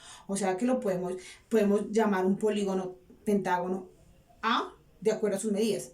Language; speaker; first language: Spanish; native; Spanish